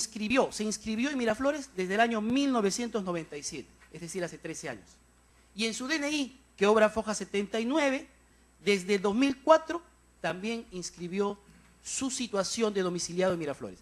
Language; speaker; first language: Spanish; native; Spanish